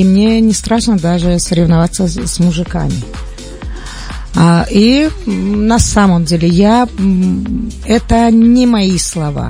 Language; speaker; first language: Russian; non-native, local second language; Tajik